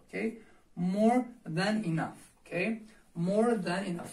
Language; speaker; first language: English; non-native, learner; Azerbaijani